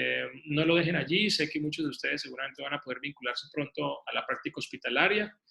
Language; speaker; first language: Spanish; native; Spanish